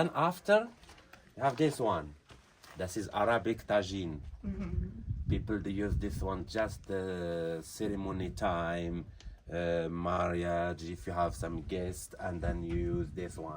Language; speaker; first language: English; non-native, learner; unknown